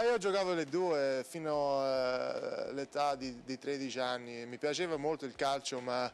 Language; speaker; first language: Italian; early bilingual, heritage; English